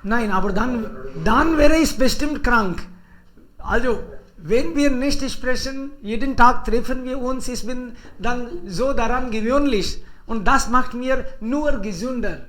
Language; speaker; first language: German; non-native, fluent; Hindi